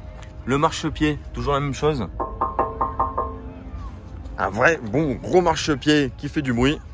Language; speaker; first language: French; native; French